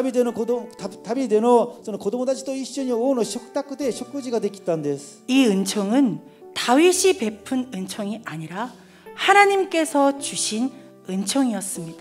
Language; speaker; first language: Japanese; non-native, fluent; Korean